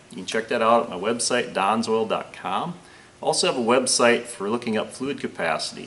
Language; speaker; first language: English; native; English